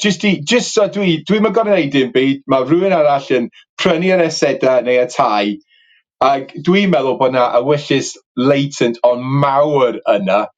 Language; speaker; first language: Welsh; native; Welsh